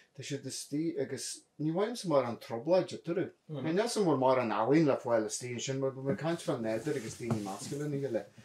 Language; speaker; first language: Irish; native; Irish